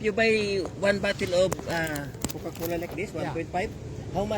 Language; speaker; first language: English; non-native, learner; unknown